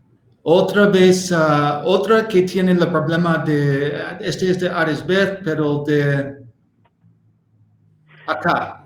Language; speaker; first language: Spanish; non-native, learner; English